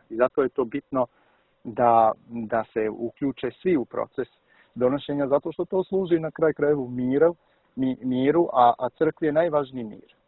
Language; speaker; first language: Serbian; early bilingual, heritage; Serbian